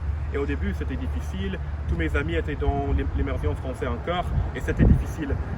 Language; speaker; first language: French; non-native, fluent; English